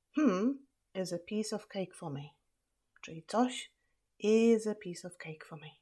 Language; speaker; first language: English; non-native, fluent; Polish